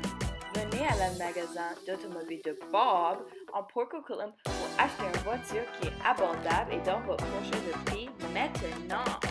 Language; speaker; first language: French; non-native, learner; English